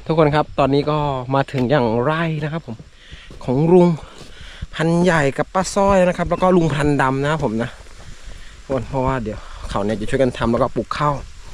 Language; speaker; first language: Thai; non-native, local second language; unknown